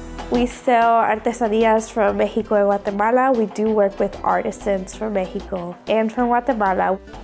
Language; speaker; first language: English; early bilingual, other home language; Spanish